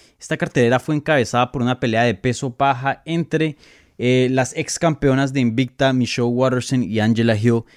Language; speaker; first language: Spanish; native; Spanish